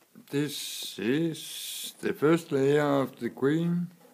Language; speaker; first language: English; non-native, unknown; Danish